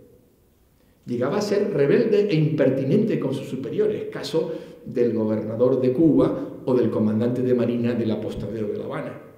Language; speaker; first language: Spanish; native; Spanish